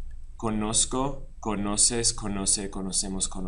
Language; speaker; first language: Spanish; non-native, fluent; English